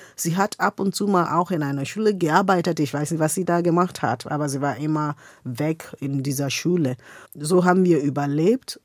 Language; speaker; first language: German; non-native, fluent; Igbo